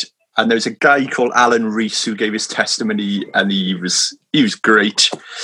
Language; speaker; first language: English; native; English